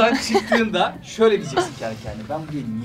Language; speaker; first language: Turkish; native; Turkish